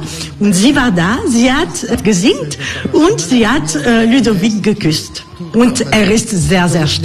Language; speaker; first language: German; non-native, fluent; French